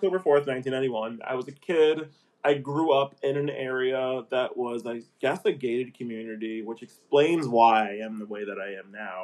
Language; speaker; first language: English; native; English